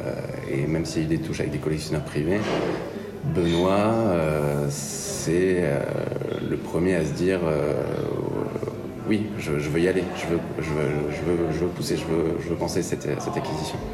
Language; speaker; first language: French; native; French